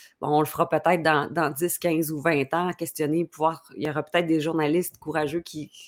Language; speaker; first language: French; native; French